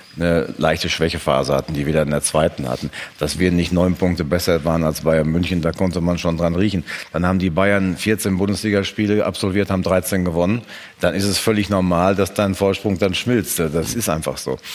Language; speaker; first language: German; native; German